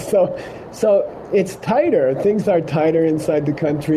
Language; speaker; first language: English; native; English